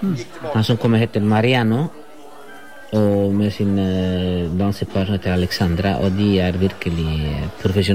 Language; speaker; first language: Norwegian; non-native, fluent; Spanish